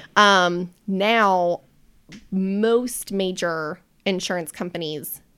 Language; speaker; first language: English; native; English